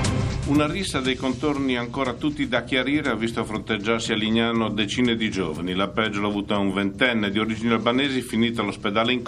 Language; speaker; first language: Italian; native; Italian